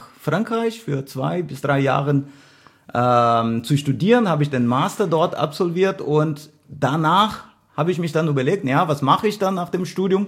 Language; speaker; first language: German; non-native, fluent; Portuguese